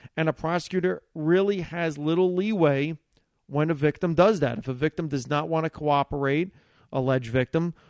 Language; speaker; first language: English; early bilingual, other home language; Italian